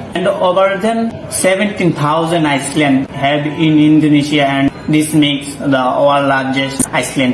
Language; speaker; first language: English; non-native, learner; Bangla